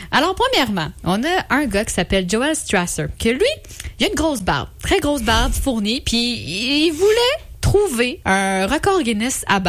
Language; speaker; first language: French; native; French